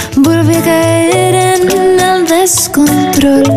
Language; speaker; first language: Spanish; native; Spanish